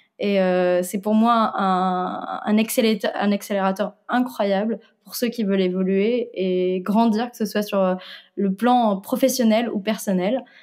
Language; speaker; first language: French; non-native, local second language; Arabic